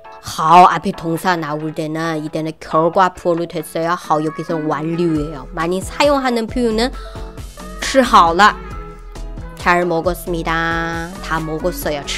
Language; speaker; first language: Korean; non-native, fluent; Chinese